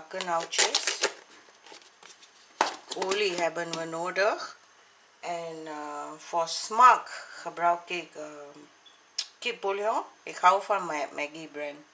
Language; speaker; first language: Dutch; non-native, learner; Malay